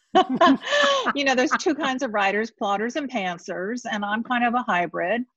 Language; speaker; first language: English; native; English